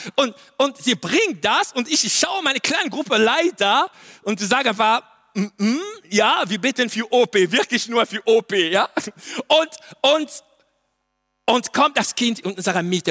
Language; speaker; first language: German; non-native, learner; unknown